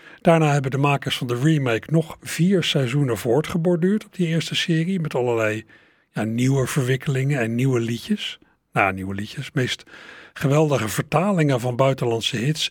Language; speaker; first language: Dutch; native; Dutch